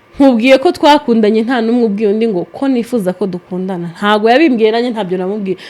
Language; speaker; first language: Kinyarwanda; native; Kinyarwanda